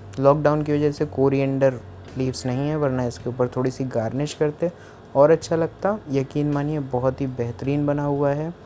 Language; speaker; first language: Hindi; native; Hindi